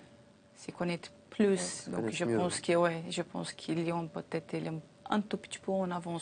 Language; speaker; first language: French; non-native, learner; Portuguese